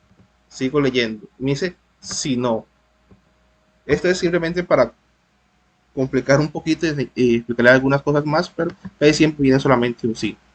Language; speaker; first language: Spanish; native; Spanish